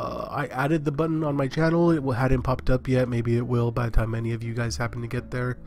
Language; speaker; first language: English; native; English